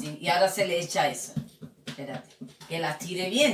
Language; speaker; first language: Spanish; native; Spanish